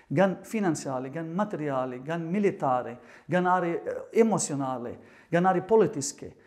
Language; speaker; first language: Latvian; non-native, fluent; Arabic